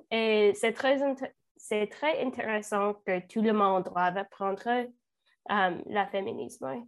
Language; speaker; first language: French; non-native, learner; English